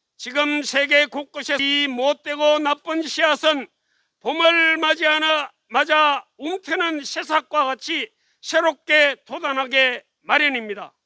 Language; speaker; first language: Korean; native; Korean